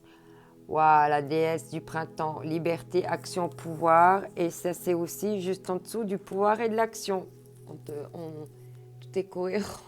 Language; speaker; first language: French; native; French